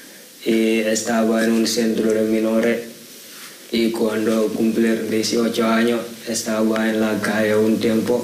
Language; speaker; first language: Spanish; non-native, learner; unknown